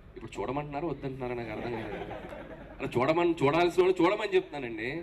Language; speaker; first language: Telugu; native; Telugu